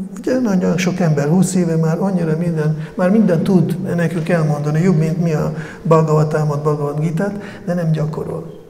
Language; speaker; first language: Hungarian; non-native, fluent; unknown